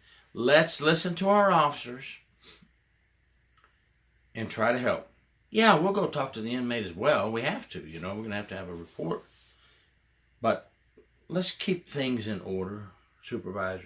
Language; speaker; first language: English; native; English